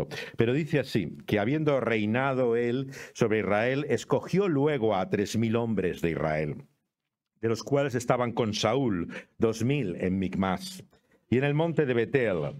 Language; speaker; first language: Spanish; native; Spanish